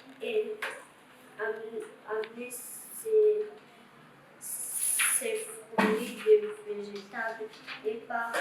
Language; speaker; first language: French; non-native, learner; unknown